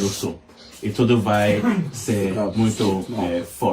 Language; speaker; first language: Portuguese; non-native, learner; English